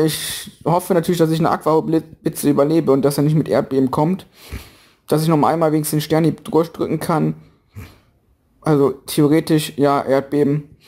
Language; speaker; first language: German; native; German